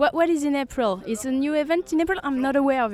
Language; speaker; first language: English; non-native, learner; French